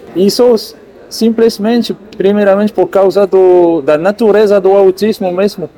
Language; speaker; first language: Portuguese; non-native, fluent; French